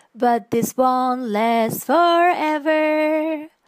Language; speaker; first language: English; non-native, fluent; Portuguese